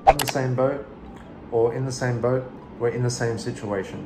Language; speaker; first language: English; native; English